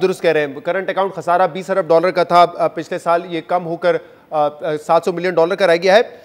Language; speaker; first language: Urdu; native; Urdu